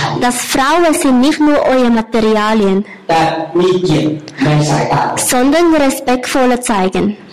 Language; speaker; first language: German; non-native, learner; Thai